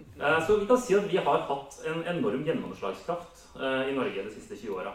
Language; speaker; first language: Norwegian; native; Norwegian